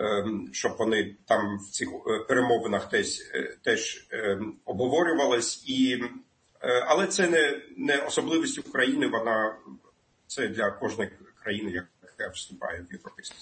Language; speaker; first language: Ukrainian; non-native, fluent; German